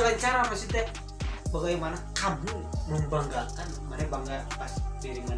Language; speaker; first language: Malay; non-native, local second language; Sundanese